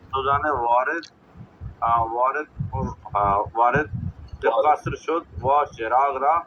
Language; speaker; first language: Persian; non-native, learner; Urdu